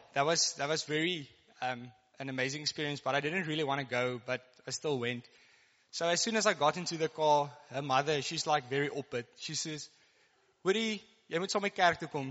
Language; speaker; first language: English; non-native, local second language; Afrikaans